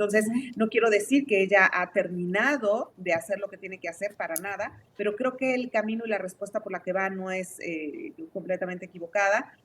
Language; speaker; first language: Spanish; native; Spanish